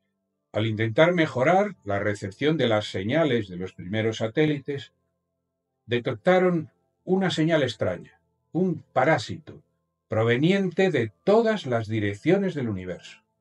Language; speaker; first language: Spanish; native; Spanish